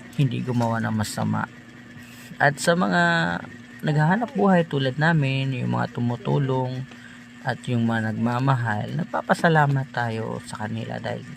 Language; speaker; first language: Filipino; non-native, local second language; Masbatenyo